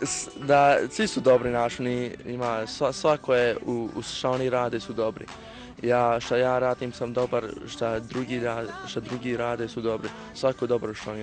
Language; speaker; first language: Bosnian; early bilingual, heritage; Bosnian